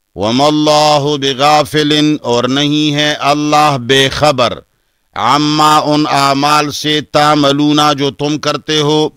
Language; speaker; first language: Urdu; non-native, local second language; Pashto